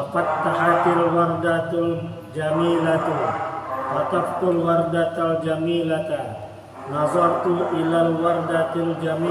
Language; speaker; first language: Arabic; non-native, learner; Indonesian